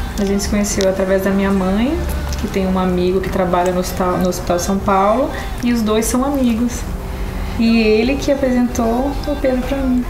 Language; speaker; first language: Portuguese; native; Portuguese